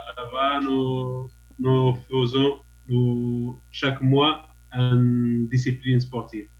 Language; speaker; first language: French; non-native, learner; Arabic